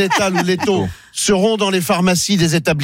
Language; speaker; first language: French; native; French